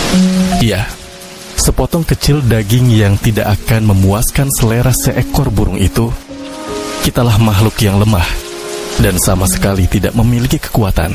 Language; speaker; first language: Indonesian; native; Indonesian